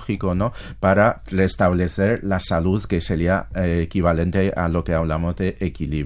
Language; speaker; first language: Spanish; non-native, fluent; Chinese